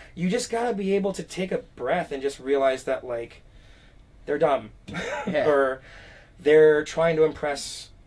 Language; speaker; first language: English; native; English